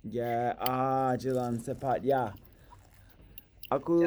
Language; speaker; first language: Indonesian; non-native, learner; English